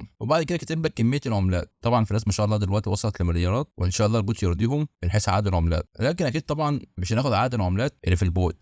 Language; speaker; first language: Arabic; native; Arabic